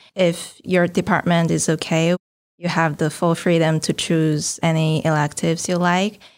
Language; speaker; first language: English; non-native, fluent; Chinese